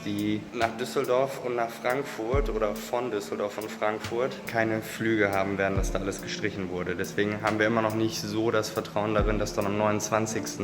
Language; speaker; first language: German; native; German